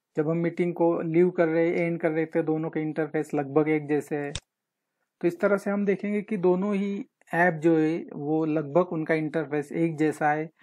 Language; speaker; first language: Hindi; non-native, local second language; Marathi